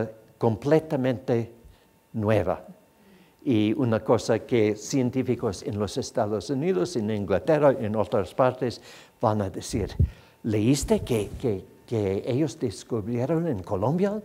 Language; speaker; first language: Spanish; non-native, fluent; English